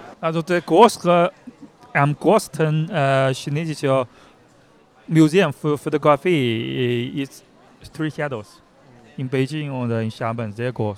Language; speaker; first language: German; non-native, learner; Chinese